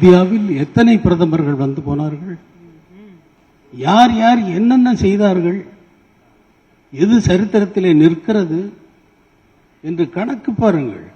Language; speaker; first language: Tamil; native; Tamil